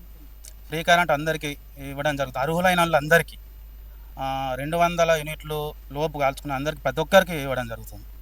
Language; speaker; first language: Telugu; native; Telugu